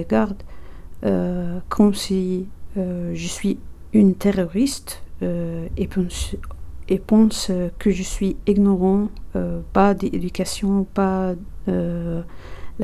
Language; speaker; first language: French; non-native, learner; Arabic